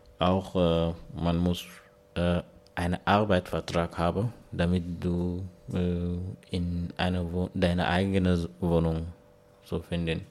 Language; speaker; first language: German; non-native, learner; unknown